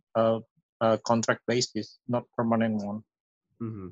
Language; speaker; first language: English; non-native, fluent; Indonesian